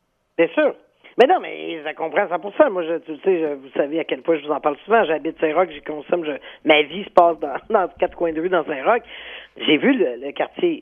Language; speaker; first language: French; native; French